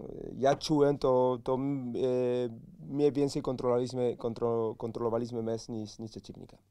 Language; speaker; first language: Polish; non-native, learner; Spanish